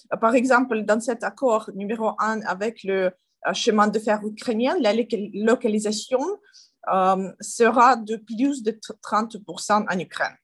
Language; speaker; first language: French; non-native, learner; Ukrainian